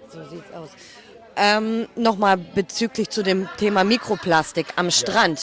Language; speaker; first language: German; native; German